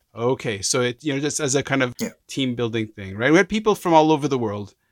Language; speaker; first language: English; native; English